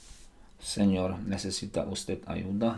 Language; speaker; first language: Spanish; non-native, learner; Slovak